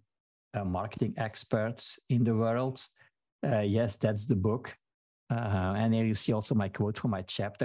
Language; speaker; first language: English; non-native, fluent; Dutch